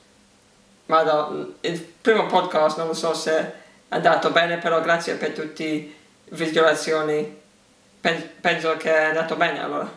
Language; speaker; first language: Italian; early bilingual, heritage; English